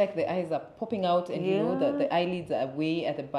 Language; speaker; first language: English; native; English